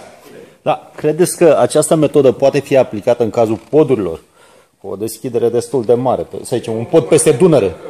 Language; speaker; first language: Romanian; native; Romanian